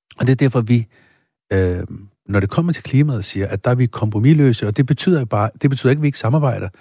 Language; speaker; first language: Danish; early bilingual, other home language; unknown